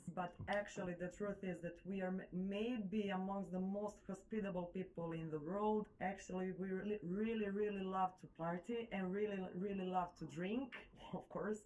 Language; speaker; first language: English; non-native, fluent; Serbian